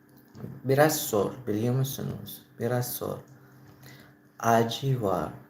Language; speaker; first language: Turkish; non-native, learner; Filipino